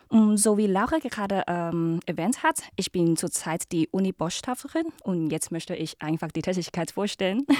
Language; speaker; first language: German; non-native, fluent; Cantonese